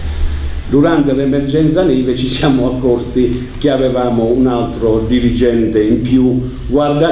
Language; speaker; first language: Italian; native; Italian